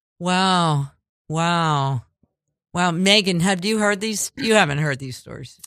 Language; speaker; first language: English; native; English